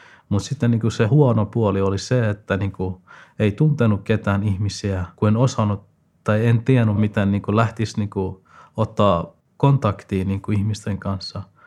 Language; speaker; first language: Finnish; non-native, fluent; Persian